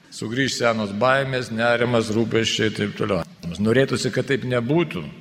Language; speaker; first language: Lithuanian; native; Lithuanian